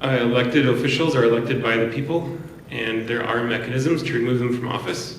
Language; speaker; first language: English; native; English